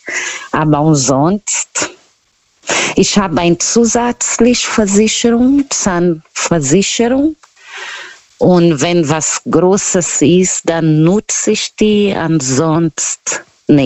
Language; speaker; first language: German; non-native, fluent; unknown